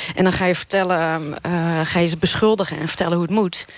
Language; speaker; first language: Dutch; non-native, local second language; Western Frisian